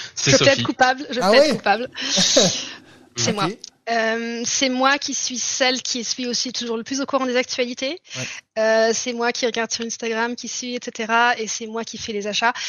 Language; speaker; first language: French; early bilingual, heritage; German